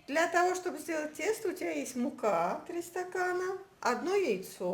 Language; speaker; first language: Russian; non-native, local second language; Azerbaijani